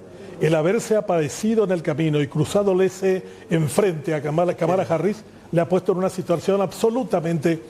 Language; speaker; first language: Spanish; native; Spanish